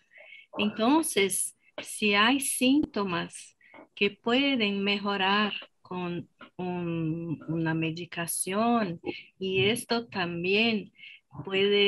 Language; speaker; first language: Spanish; non-native, fluent; Portuguese